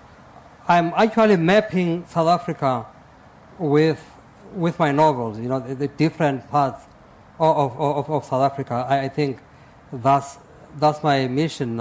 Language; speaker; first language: English; non-native, local second language; Xhosa